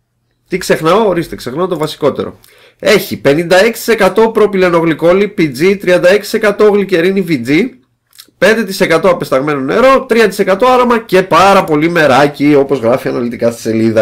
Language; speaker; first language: Greek; native; Greek